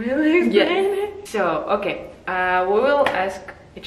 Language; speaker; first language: English; non-native, learner; Russian